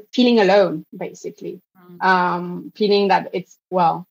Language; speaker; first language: English; non-native, fluent; French